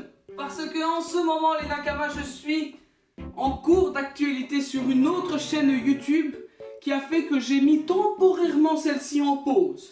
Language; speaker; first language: French; native; French